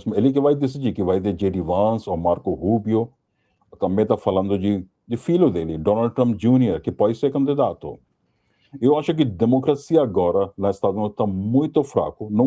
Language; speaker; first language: Portuguese; non-native, fluent; Hindi